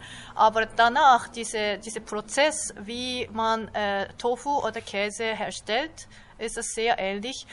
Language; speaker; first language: German; non-native, fluent; Japanese